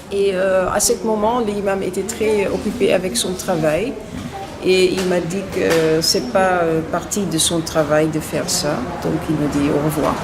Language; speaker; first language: French; non-native, learner; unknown